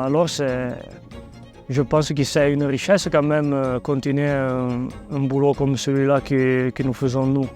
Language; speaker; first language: French; non-native, local second language; Italian